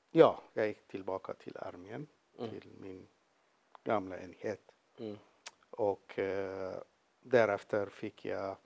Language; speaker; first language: Swedish; non-native, fluent; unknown